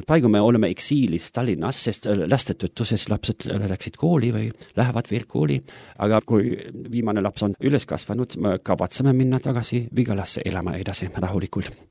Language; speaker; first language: Estonian; non-native, fluent; German